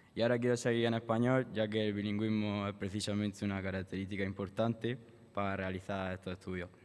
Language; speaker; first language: Spanish; native; Spanish